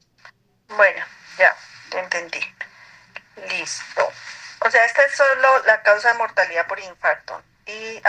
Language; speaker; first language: Spanish; native; Spanish